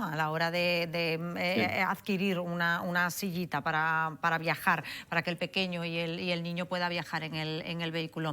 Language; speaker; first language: Spanish; native; Spanish